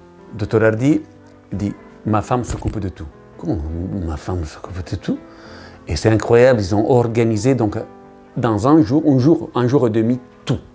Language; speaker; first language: French; non-native, learner; Italian